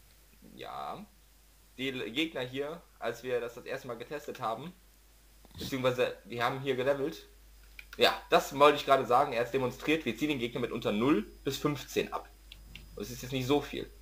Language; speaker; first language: German; native; German